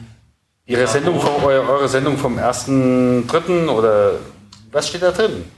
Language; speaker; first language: German; native; German